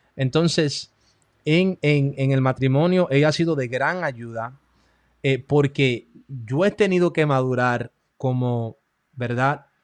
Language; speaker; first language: Spanish; early bilingual, heritage; Spanish